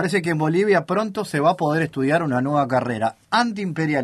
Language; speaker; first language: Spanish; native; Spanish